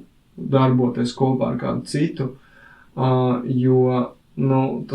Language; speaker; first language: Latvian; native; Latvian